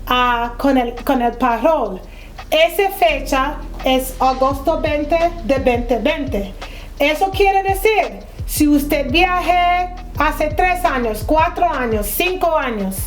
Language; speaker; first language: Spanish; non-native, fluent; English